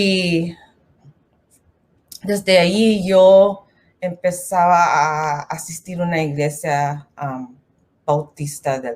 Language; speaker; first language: Spanish; non-native, learner; English